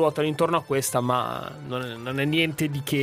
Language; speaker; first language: Italian; native; Italian